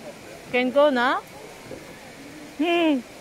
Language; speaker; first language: English; non-native, learner; Filipino